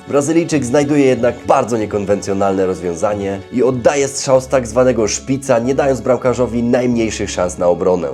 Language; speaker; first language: Polish; native; Polish